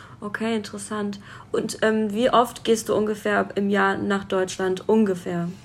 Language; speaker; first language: German; native; German